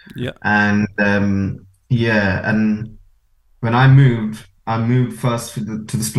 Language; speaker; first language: English; non-native, local second language; Konkani